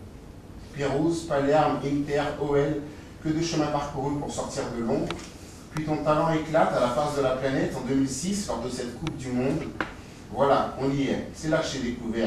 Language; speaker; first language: French; native; French